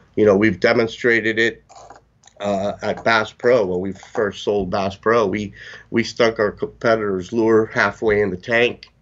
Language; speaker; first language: English; native; English